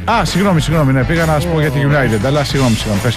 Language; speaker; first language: Greek; native; Greek